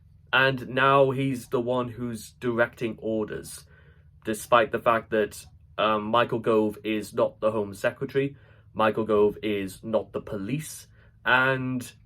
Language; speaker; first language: English; native; English